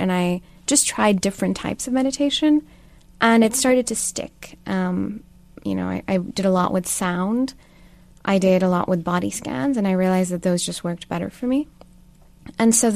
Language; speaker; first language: English; non-native, local second language; Urdu